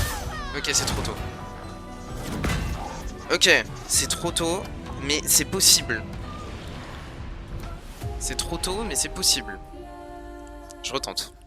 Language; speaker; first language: French; native; French